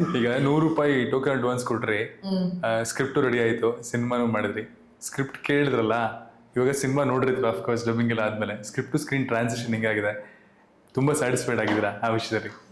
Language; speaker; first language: Kannada; native; Kannada